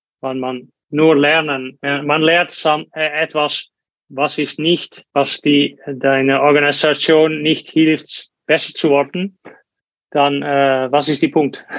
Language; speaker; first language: German; non-native, learner; Dutch